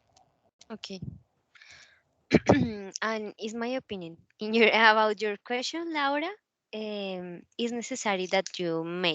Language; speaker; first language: English; non-native, learner; Spanish